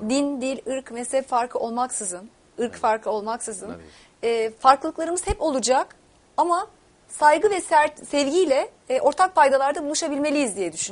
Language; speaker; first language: Turkish; native; Turkish